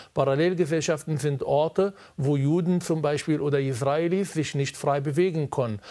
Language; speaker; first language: German; non-native, fluent; Arabic